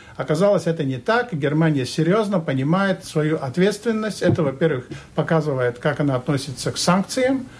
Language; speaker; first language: Russian; non-native, local second language; Latvian